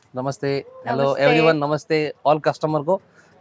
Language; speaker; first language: Telugu; non-native, local second language; Hindi